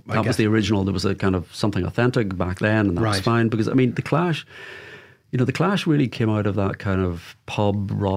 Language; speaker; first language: English; native; English